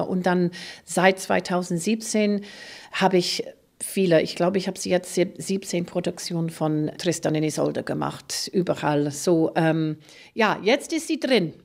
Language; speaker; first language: German; non-native, fluent; English